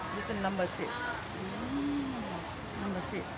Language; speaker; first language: English; non-native, learner; Vietnamese